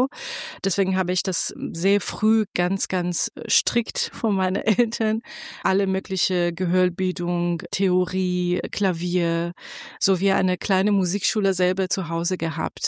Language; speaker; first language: German; non-native, fluent; Persian